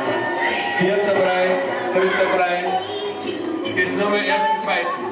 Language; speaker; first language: German; native; German